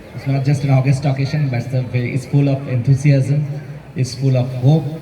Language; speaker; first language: English; non-native, local second language; Bangla